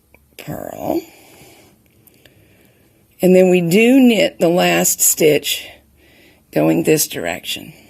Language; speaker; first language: English; native; English